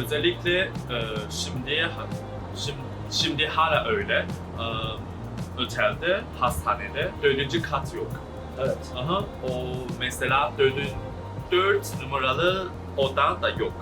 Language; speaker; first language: Turkish; non-native, learner; Chinese